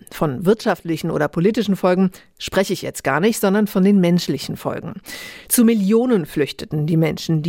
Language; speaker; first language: German; native; German